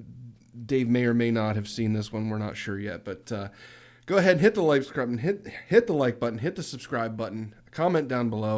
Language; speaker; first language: English; native; English